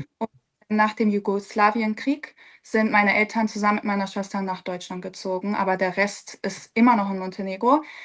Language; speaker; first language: German; early bilingual, other home language; Serbian